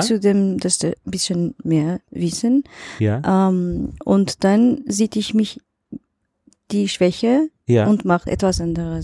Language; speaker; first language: German; non-native, learner; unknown